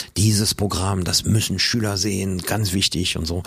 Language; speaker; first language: German; non-native, fluent; French